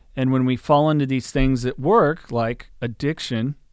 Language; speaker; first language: English; native; English